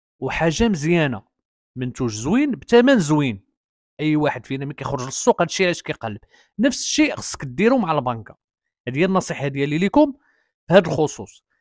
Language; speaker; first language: Arabic; native; Arabic